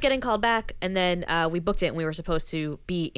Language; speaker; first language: English; native; English